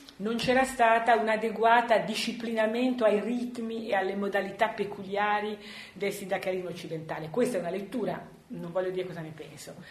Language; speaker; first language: Italian; native; Italian